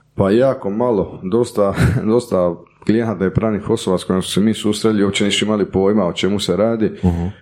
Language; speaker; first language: Croatian; native; Croatian